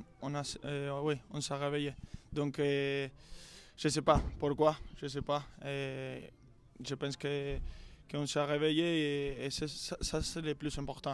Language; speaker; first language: French; non-native, learner; Spanish